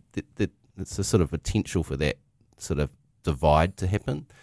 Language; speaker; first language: English; native; English